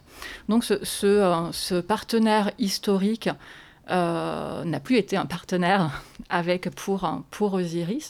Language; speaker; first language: French; native; French